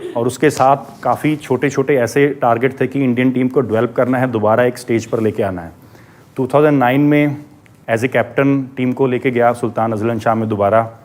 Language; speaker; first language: Hindi; non-native, local second language; Punjabi